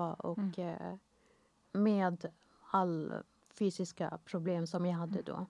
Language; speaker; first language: Swedish; non-native, fluent; Arabic